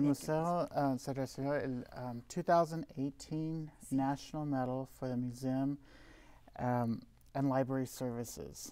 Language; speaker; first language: Spanish; non-native, local second language; English